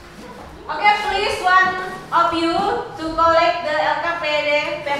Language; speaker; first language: English; non-native, learner; Indonesian